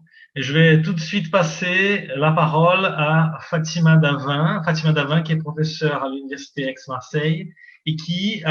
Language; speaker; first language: French; non-native, fluent; Portuguese